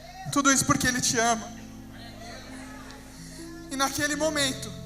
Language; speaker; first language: Portuguese; native; Portuguese